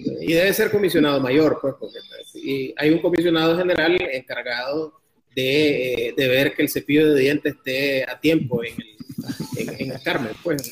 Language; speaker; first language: Spanish; native; Spanish